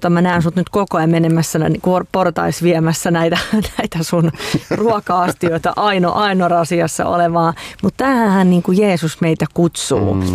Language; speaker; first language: Finnish; native; Finnish